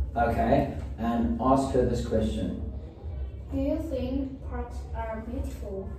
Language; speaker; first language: English; non-native, learner; Vietnamese